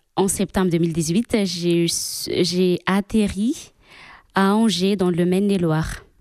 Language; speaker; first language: French; non-native, local second language; Malagasy